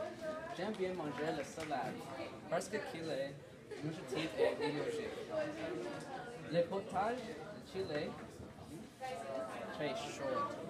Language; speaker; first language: French; non-native, learner; English